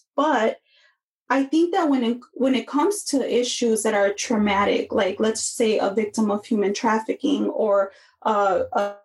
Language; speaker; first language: English; native; English